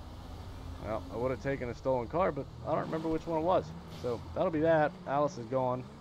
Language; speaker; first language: English; native; English